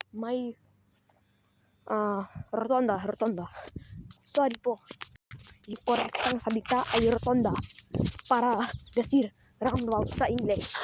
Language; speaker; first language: Filipino; non-native, learner; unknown